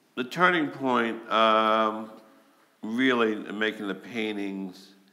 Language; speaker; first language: English; native; English